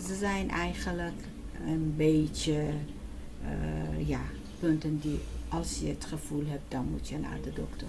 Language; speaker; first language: Dutch; non-native, fluent; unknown